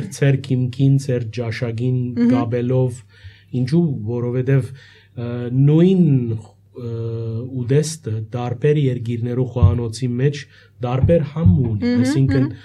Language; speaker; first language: Armenian; early bilingual, heritage; Armenian